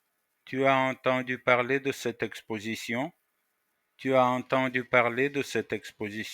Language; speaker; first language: French; non-native, fluent; Russian